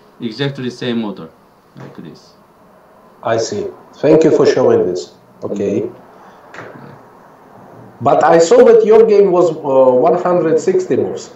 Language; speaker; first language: English; non-native, fluent; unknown